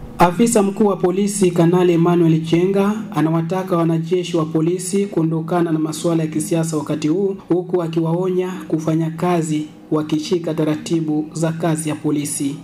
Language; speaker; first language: Swahili; native; Swahili